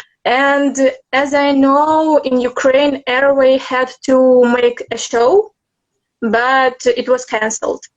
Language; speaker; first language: English; non-native, learner; Russian